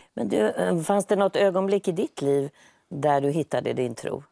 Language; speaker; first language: Swedish; native; Swedish